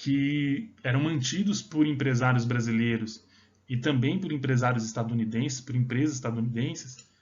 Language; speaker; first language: Portuguese; native; Portuguese